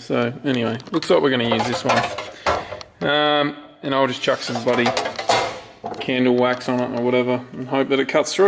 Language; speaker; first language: English; native; English